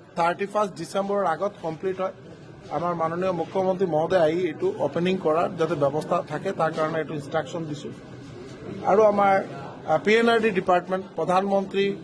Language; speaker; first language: Assamese; non-native, local second language; Bangla